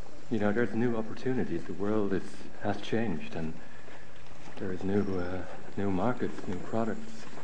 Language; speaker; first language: English; non-native, fluent; Dutch